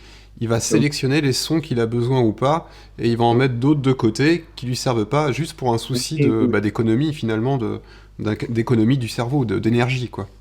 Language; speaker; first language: French; native; French